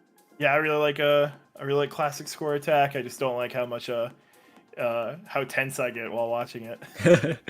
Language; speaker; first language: English; native; English